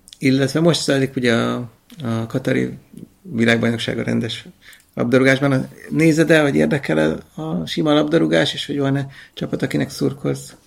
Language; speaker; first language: Hungarian; native; Hungarian